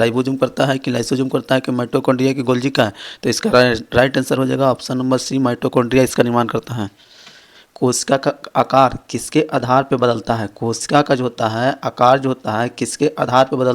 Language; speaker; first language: Hindi; native; Hindi